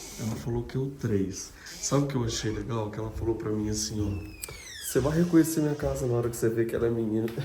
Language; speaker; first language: Portuguese; native; Portuguese